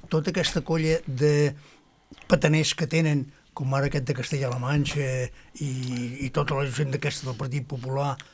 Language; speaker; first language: Catalan; native; Catalan